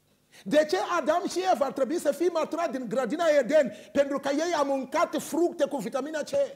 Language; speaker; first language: Romanian; non-native, learner; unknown